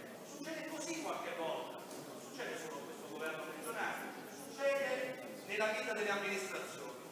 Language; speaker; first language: Italian; native; Italian